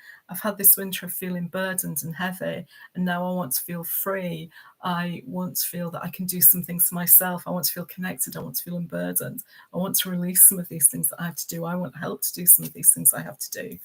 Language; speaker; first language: English; native; English